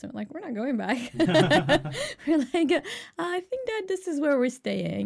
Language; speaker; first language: English; non-native, fluent; Arabic